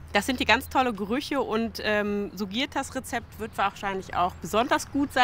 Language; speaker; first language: German; native; German